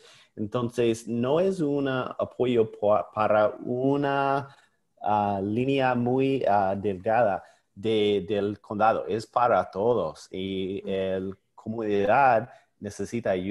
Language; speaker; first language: Spanish; non-native, learner; English